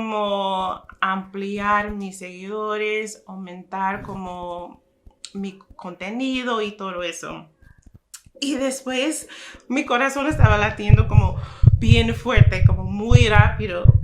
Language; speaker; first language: Spanish; non-native, fluent; English